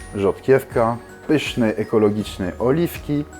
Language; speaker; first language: Polish; non-native, fluent; French